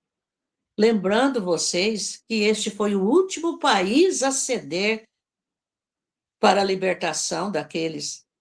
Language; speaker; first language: Portuguese; native; Portuguese